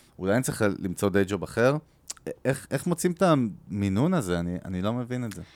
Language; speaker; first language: Hebrew; native; Hebrew